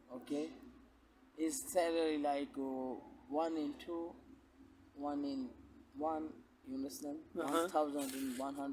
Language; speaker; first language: English; non-native, local second language; Punjabi